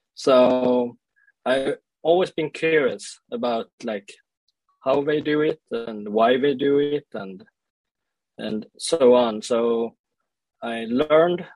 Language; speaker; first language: English; early bilingual, other home language; Swedish